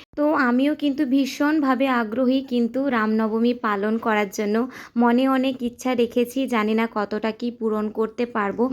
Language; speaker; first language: Bangla; non-native, local second language; Santali